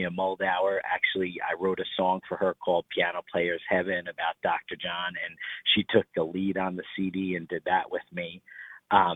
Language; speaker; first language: English; native; English